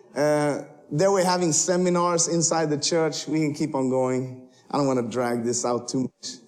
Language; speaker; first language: English; early bilingual, heritage; Spanish